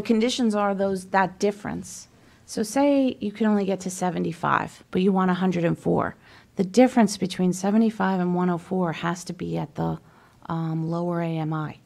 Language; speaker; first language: English; native; English